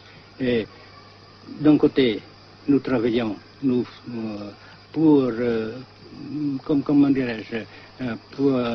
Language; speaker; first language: French; non-native, fluent; Vietnamese